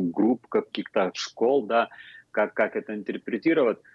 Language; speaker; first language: Russian; non-native, fluent; Lithuanian